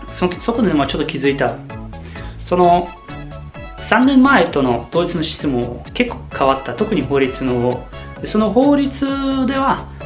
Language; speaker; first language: Japanese; non-native, fluent; German